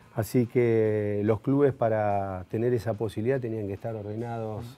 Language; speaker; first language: Spanish; native; Spanish